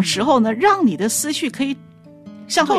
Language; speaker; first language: Chinese; native; Chinese